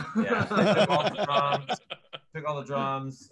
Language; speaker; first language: English; native; English